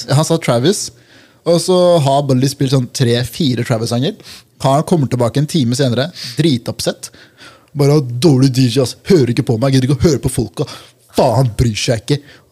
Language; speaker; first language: Norwegian; early bilingual, other home language; Punjabi